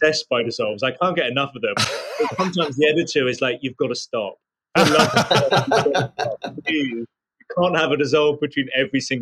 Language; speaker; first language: English; native; English